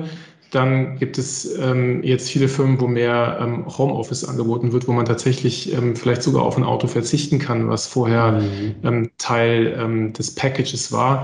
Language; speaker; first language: German; native; German